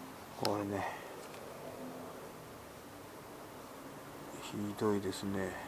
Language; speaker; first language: Japanese; native; Japanese